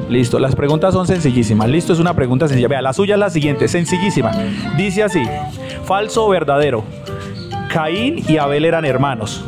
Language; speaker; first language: Spanish; native; Spanish